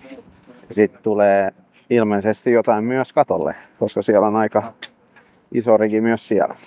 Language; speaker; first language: Finnish; non-native, fluent; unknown